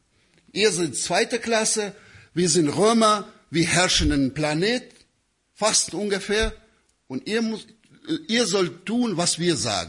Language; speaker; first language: German; non-native, learner; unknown